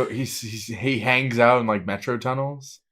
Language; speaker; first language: English; native; English